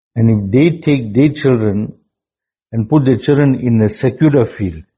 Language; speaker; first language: English; native; English